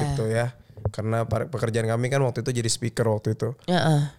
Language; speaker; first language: Indonesian; native; Indonesian